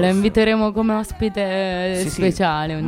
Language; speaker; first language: Italian; native; Italian